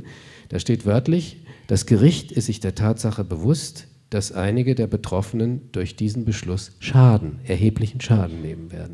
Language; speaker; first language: German; native; German